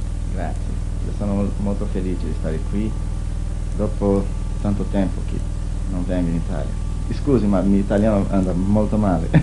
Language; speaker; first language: Italian; non-native, learner; Portuguese